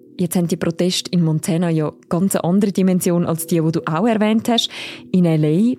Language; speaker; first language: German; native; German